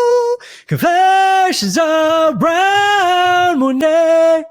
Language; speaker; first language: English; early bilingual, other home language; Punjabi